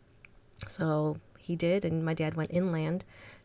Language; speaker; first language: English; early bilingual, other home language; Chinese